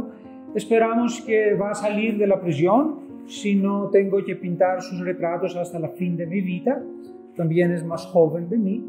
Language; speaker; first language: Spanish; non-native, fluent; Greek